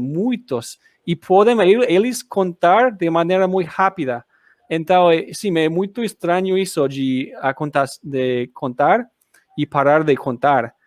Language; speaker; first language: Portuguese; non-native, learner; English